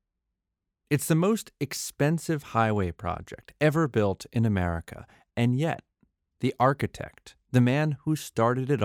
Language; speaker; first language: English; native; English